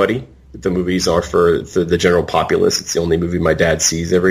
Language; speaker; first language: English; native; English